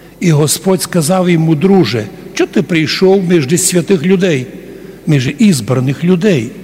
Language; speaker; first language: Ukrainian; native; Ukrainian